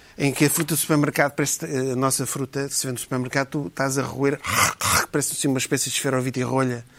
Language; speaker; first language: Portuguese; native; Portuguese